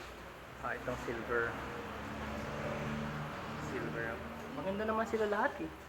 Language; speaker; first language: Filipino; native; Filipino